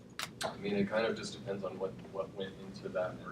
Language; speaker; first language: English; native; English